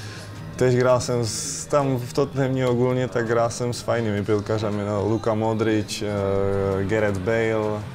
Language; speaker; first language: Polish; non-native, learner; Czech